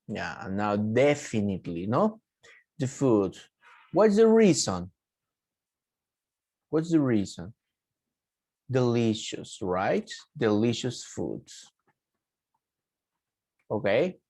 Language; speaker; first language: English; non-native, fluent; Spanish